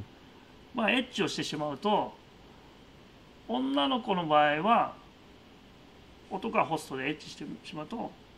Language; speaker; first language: Japanese; native; Japanese